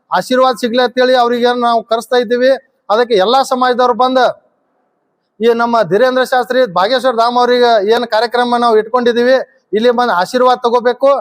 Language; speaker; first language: Kannada; non-native, local second language; Lambadi